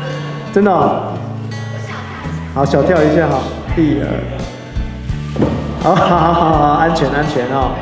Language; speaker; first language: Chinese; native; Chinese